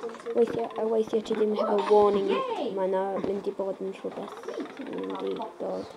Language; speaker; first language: Welsh; native; Welsh